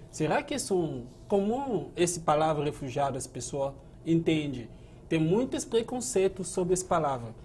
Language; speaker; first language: Portuguese; non-native, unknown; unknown